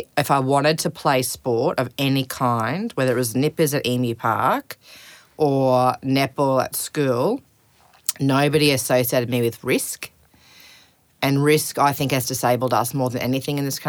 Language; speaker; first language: English; native; English